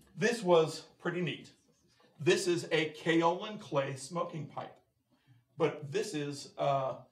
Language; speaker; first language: English; native; English